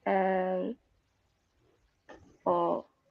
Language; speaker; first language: English; non-native, learner; Korean